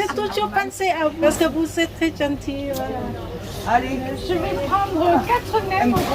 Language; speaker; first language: French; non-native, learner; Thai